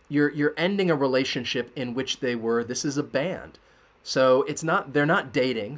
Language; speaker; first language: English; native; English